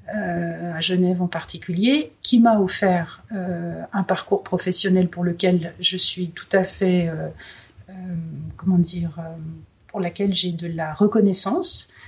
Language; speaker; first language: French; native; French